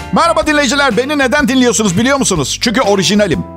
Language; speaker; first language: Turkish; non-native, fluent; Italian